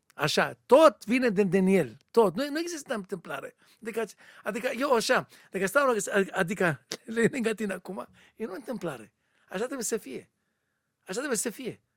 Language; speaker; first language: Romanian; non-native, learner; Hebrew